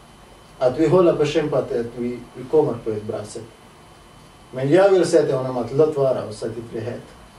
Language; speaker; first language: Swedish; non-native, learner; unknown